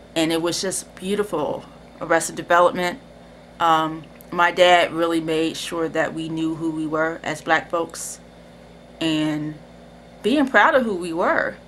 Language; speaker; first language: English; native; English